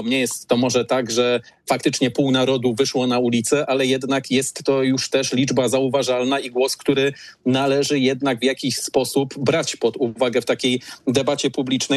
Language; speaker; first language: Polish; native; Polish